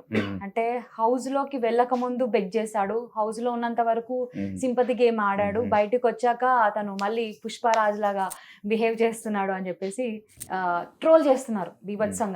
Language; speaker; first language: Telugu; native; Telugu